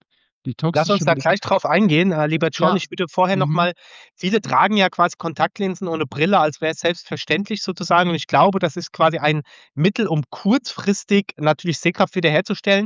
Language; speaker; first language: German; native; German